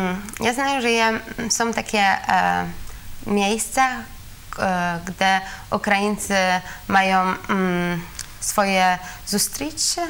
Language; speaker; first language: Ukrainian; non-native, learner; Polish